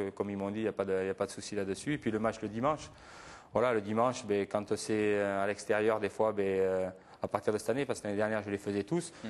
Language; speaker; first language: French; native; French